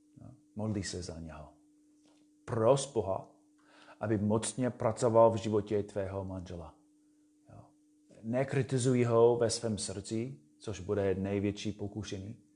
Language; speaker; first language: Czech; non-native, fluent; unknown